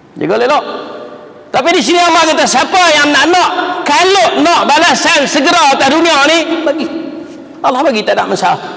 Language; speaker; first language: Malay; native; Malay